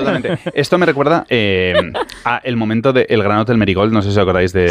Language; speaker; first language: Spanish; native; Spanish